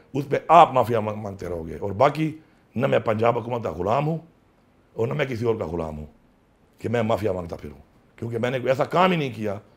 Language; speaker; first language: Urdu; non-native, local second language; Pashto